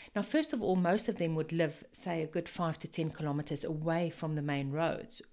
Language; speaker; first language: English; non-native, local second language; Afrikaans